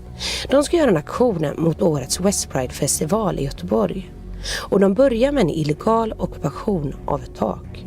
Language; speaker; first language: Swedish; native; Swedish